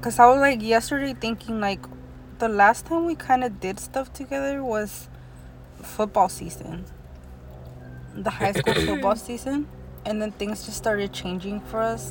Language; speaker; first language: English; early bilingual, other home language; Spanish